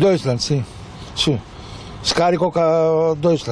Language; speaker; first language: Italian; non-native, learner; Greek